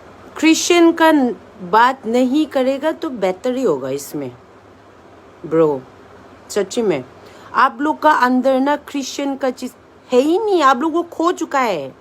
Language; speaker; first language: Hindi; non-native, local second language; Manipuri